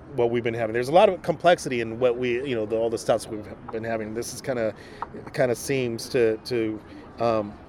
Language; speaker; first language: English; non-native, fluent; Spanish